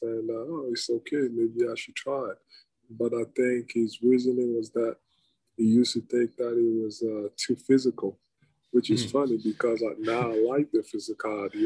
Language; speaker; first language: English; non-native, local second language; French